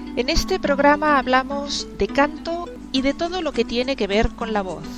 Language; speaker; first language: Spanish; native; Spanish